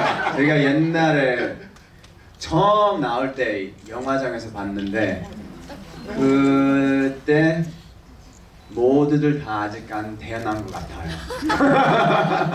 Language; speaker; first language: Korean; early bilingual, heritage; English